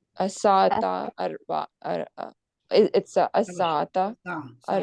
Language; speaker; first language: Arabic; non-native, learner; Urdu